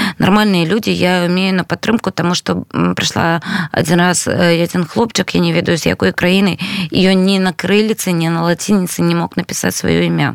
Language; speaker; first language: Belarusian; non-native, local second language; Russian